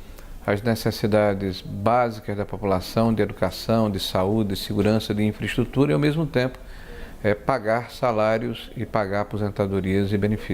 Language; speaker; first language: Portuguese; native; Portuguese